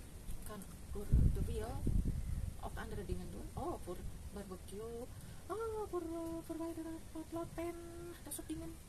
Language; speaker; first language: Dutch; non-native, learner; Indonesian